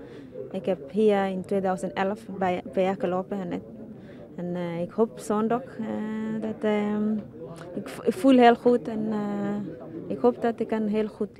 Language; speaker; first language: Dutch; non-native, learner; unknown